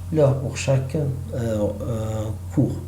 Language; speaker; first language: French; non-native, learner; Arabic